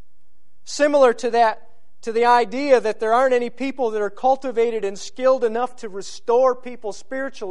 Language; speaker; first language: English; native; English